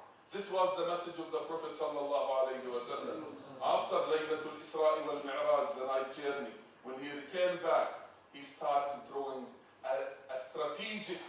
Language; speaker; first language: English; non-native, fluent; Arabic